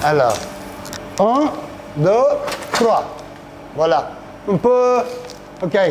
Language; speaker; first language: French; non-native, learner; Italian